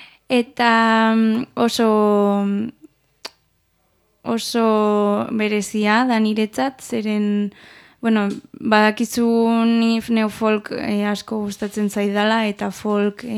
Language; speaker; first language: Basque; non-native, local second language; Spanish